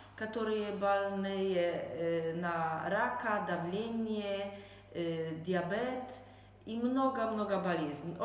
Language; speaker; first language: Russian; non-native, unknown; Polish